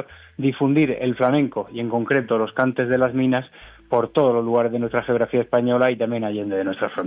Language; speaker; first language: Spanish; native; Spanish